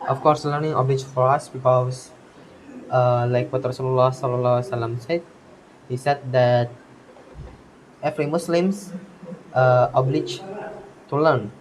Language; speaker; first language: English; non-native, learner; Indonesian